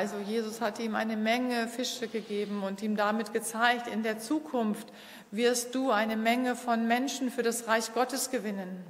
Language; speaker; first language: German; native; German